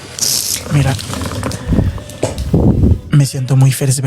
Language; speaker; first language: Spanish; non-native, learner; Haitian Creole